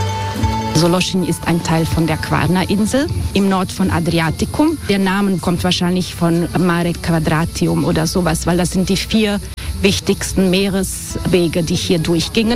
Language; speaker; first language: German; non-native, fluent; Croatian